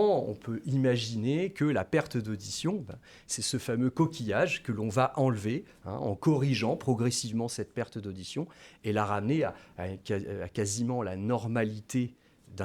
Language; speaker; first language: French; native; French